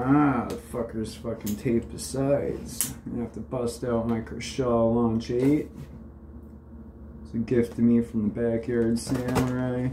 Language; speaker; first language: English; native; English